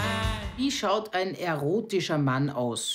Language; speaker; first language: German; native; German